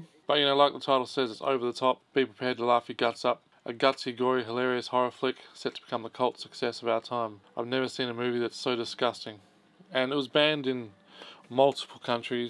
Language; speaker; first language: English; native; English